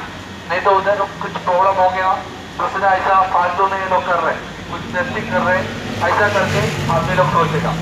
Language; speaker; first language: Hindi; non-native, local second language; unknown